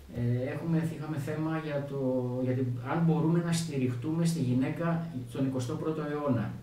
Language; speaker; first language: Greek; native; Greek